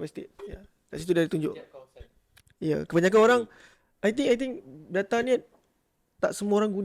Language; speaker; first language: Malay; native; Malay